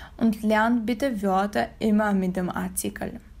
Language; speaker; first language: German; non-native, learner; Russian